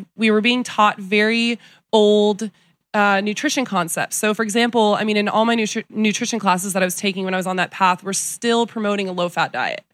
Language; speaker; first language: English; native; English